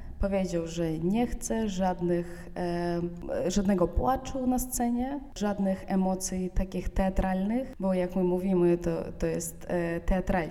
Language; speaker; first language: Polish; non-native, fluent; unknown